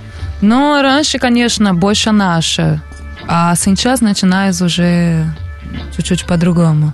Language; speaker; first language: Russian; non-native, learner; Portuguese